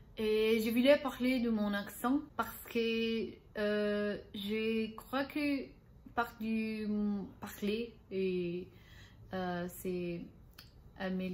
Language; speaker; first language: French; non-native, learner; Spanish